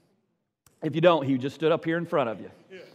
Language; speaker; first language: English; native; English